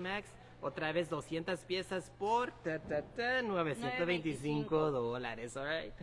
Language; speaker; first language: Spanish; early bilingual, heritage; Spanish